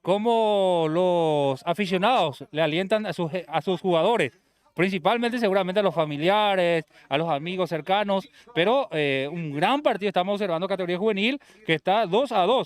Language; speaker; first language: Spanish; native; Spanish